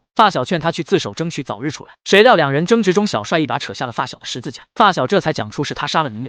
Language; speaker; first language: Chinese; native; Chinese